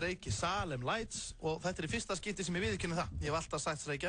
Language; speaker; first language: Icelandic; native; Icelandic